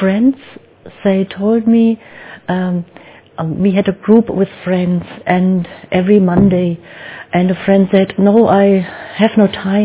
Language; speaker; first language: English; non-native, learner; German